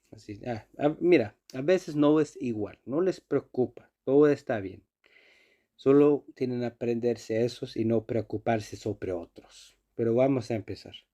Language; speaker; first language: Spanish; non-native, fluent; Icelandic